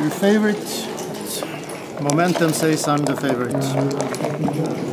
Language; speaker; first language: English; non-native, fluent; Swedish